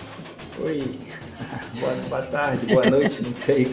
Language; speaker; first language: Portuguese; native; Portuguese